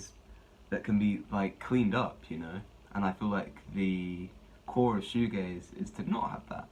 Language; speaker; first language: English; native; English